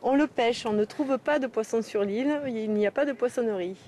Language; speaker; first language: French; native; French